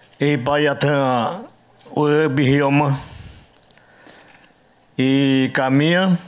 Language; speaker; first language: Portuguese; non-native, learner; Yanomámi